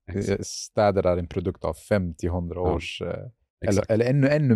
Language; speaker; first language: Swedish; non-native, fluent; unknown